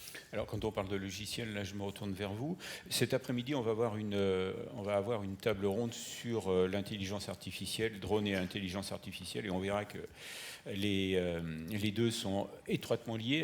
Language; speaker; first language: French; native; French